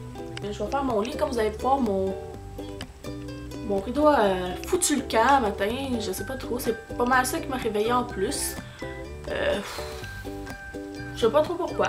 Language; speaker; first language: French; native; French